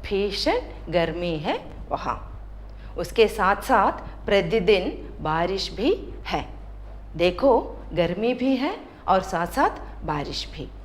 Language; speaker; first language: Hindi; non-native, local second language; Malayalam